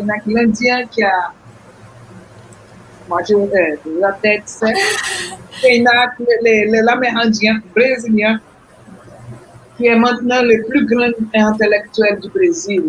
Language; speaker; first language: French; non-native, fluent; Portuguese